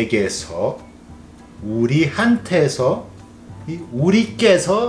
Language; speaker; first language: Korean; early bilingual, heritage; Portuguese